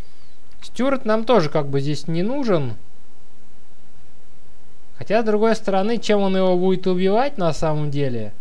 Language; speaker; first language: Russian; native; Russian